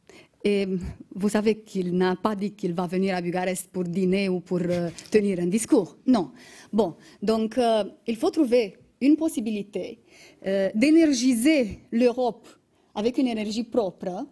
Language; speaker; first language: French; non-native, fluent; Romanian